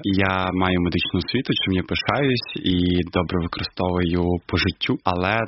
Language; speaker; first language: Ukrainian; non-native, local second language; Crimean Tatar